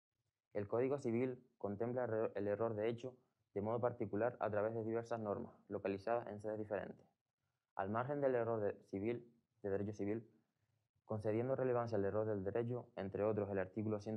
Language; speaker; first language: Spanish; native; Spanish